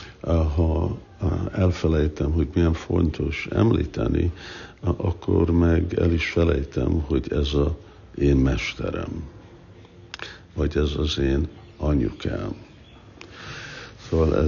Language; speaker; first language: Hungarian; early bilingual, heritage; Hungarian